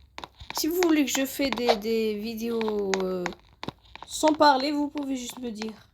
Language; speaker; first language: French; native; French